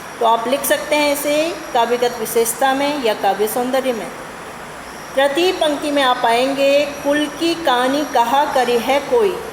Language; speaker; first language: Hindi; native; Hindi